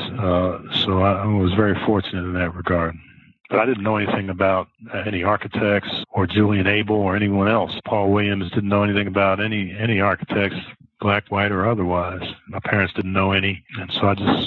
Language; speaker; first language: English; native; English